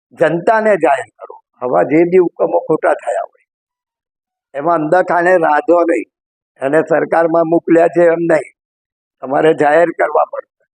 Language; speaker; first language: Gujarati; native; Gujarati